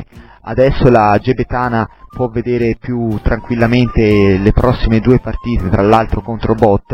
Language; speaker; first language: Italian; native; Italian